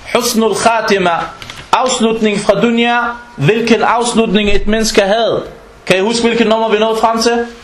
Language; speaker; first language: Danish; non-native, fluent; Arabic